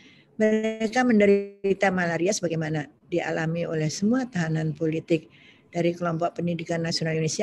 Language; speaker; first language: Indonesian; native; Indonesian